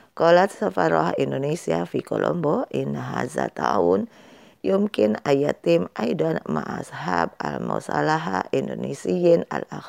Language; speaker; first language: Arabic; non-native, fluent; Indonesian